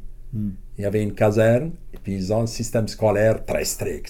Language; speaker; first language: French; non-native, local second language; Arabic